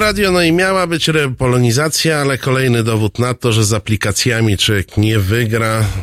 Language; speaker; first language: Polish; native; Polish